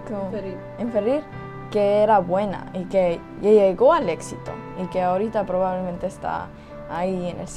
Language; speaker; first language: Spanish; early bilingual, heritage; English